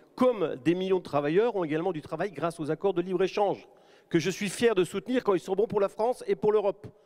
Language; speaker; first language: French; native; French